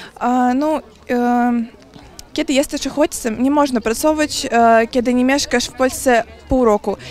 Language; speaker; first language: Polish; non-native, learner; Ukrainian